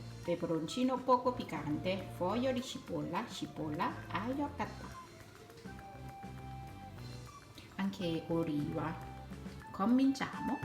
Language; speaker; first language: Italian; non-native, learner; Thai